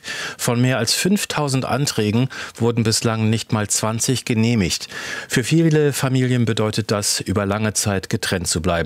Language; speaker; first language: German; native; German